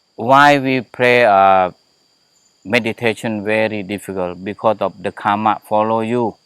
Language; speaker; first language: English; non-native, learner; Thai